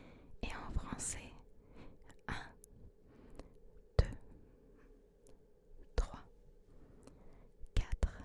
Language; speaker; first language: French; early bilingual, other home language; Turkish